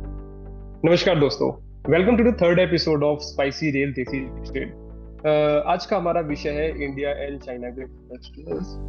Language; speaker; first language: Hindi; native; Hindi